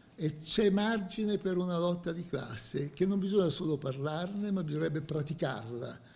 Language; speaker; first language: Italian; native; Italian